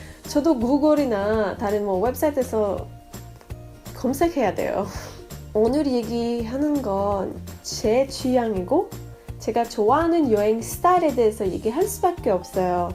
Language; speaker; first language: Korean; non-native, fluent; French